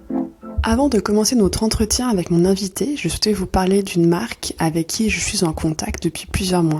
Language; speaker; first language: French; native; French